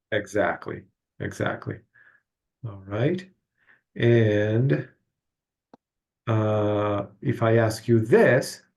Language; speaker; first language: English; non-native, fluent; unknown